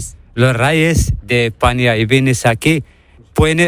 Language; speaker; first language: Spanish; non-native, learner; Arabic